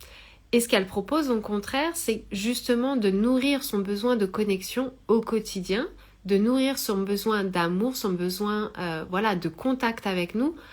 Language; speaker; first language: French; native; French